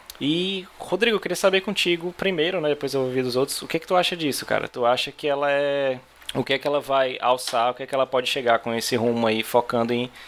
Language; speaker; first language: Portuguese; native; Portuguese